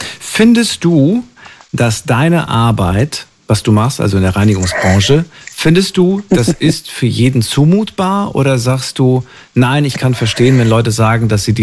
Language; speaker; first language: German; native; German